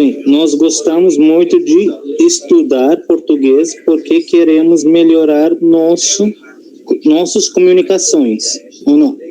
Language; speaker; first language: Portuguese; non-native, learner; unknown